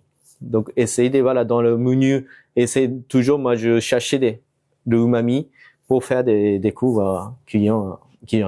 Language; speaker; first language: French; non-native, fluent; Japanese